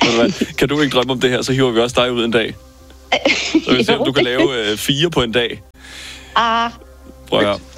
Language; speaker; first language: Danish; native; Danish